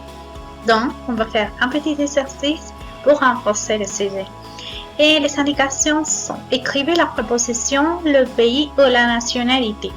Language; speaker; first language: French; non-native, fluent; Spanish